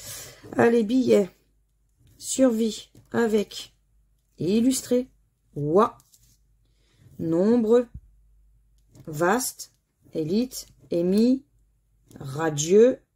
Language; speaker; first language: French; native; French